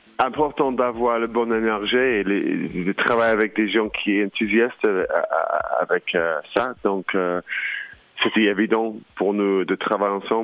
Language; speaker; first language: French; non-native, learner; English